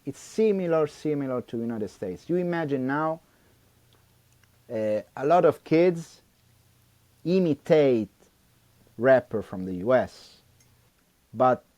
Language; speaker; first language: English; non-native, learner; Italian